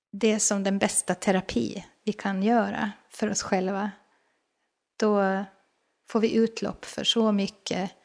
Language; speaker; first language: Swedish; native; Swedish